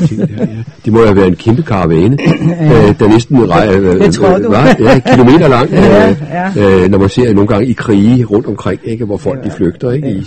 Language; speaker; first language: Danish; native; Danish